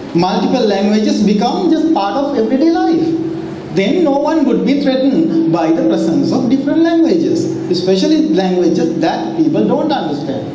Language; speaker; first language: English; non-native, local second language; Sinhala